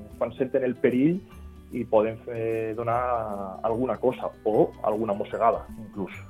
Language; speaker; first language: Catalan; non-native, local second language; Occitan